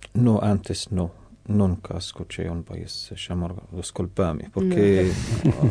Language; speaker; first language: Spanish; non-native, learner; Arabic